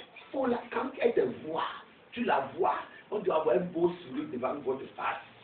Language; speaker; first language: French; non-native, local second language; English